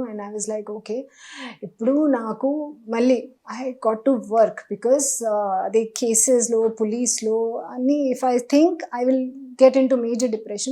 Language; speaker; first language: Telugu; non-native, local second language; Hindi